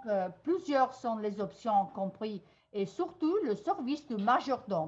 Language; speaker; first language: French; non-native, fluent; Italian